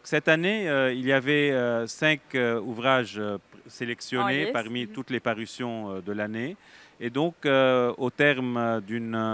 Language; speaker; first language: French; native; French